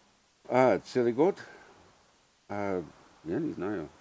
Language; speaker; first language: Russian; early bilingual, heritage; English